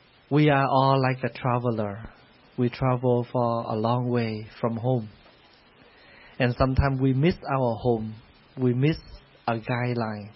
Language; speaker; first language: English; non-native, fluent; Vietnamese